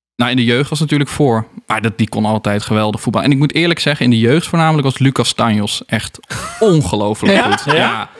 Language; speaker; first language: Dutch; native; Dutch